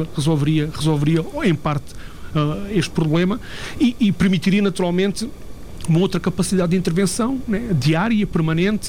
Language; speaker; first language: Portuguese; native; Portuguese